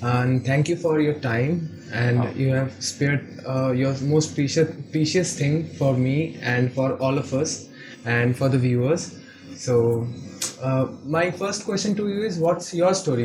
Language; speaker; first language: English; non-native, local second language; Bangla